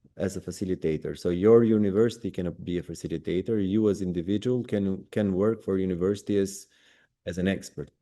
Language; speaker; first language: English; non-native, fluent; Albanian